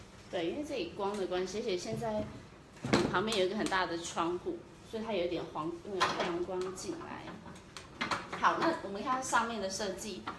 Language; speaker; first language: Chinese; native; Chinese